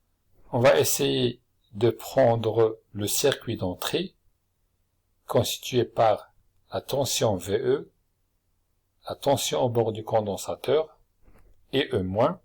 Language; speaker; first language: French; non-native, local second language; Arabic